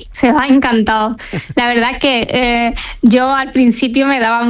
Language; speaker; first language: Spanish; non-native, fluent; Arabic